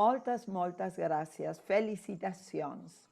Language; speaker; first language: Catalan; non-native, fluent; Spanish